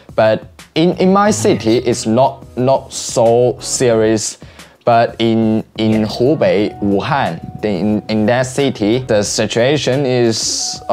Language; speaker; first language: English; non-native, learner; Chinese